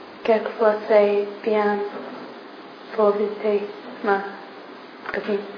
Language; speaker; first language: French; non-native, learner; English